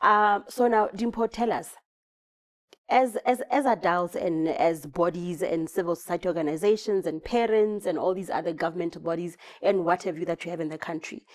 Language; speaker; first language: English; non-native, local second language; Southern Sotho